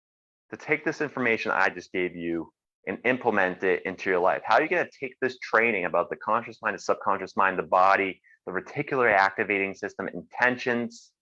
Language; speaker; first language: English; native; English